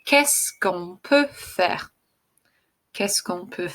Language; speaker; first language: French; non-native, fluent; English